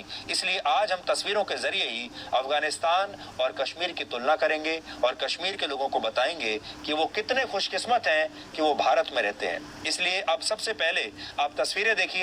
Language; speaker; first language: Hindi; native; Hindi